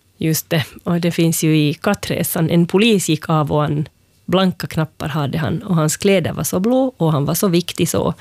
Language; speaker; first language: Swedish; native; Swedish